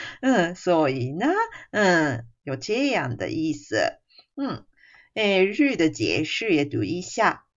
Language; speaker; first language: Chinese; non-native, fluent; Japanese